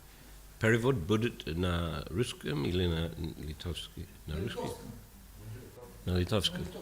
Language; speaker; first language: Russian; non-native, learner; English